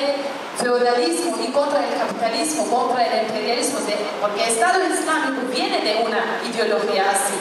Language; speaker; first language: Spanish; non-native, fluent; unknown